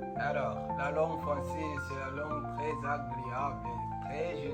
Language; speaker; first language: French; non-native, learner; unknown